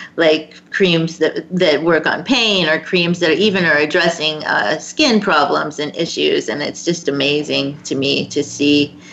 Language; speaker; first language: English; native; English